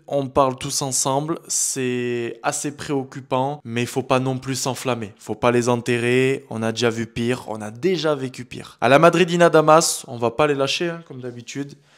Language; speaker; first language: French; native; French